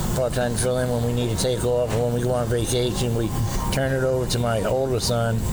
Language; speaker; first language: English; native; English